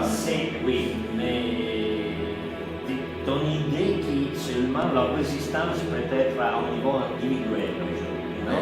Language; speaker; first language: French; non-native, learner; Italian